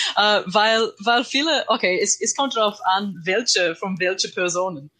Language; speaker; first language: German; non-native, learner; English